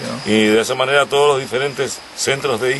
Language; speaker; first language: Spanish; native; Spanish